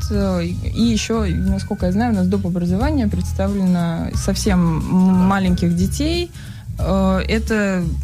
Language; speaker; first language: Russian; native; Russian